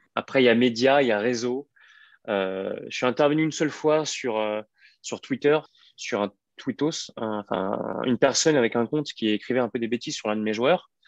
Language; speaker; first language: French; native; French